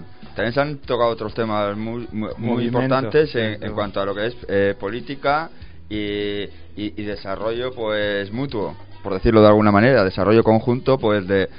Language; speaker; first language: Spanish; native; Spanish